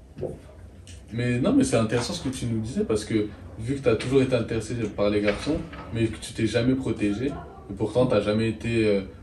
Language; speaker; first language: French; native; French